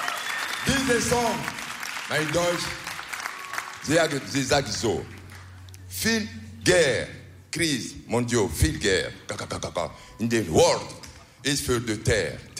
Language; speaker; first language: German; non-native, learner; French